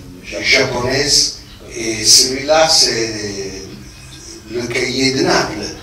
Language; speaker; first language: French; non-native, fluent; Italian